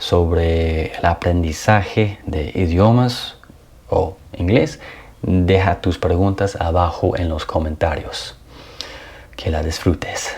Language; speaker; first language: Spanish; non-native, fluent; English